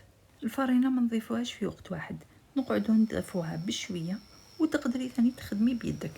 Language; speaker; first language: Arabic; native; Arabic